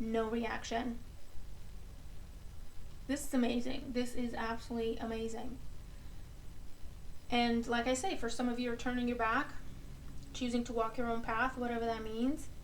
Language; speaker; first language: English; native; English